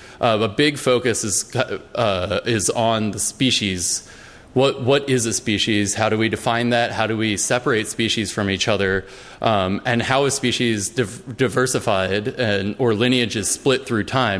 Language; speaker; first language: English; native; English